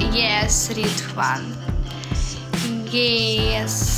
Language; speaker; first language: English; non-native, learner; Russian